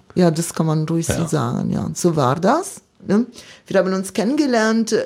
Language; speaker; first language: German; non-native, fluent; Italian